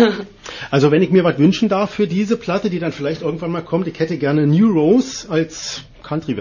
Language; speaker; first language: German; native; German